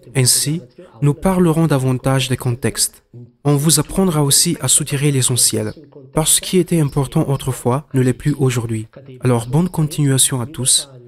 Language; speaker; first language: French; non-native, local second language; Malagasy